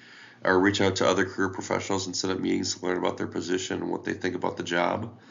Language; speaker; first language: English; native; English